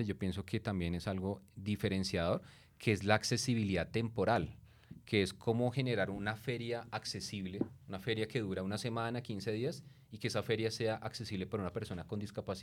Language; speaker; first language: Spanish; native; Spanish